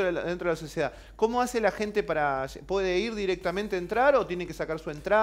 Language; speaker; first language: Spanish; native; Spanish